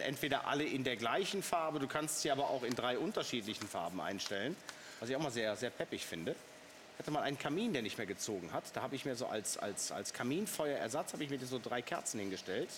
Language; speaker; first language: German; native; German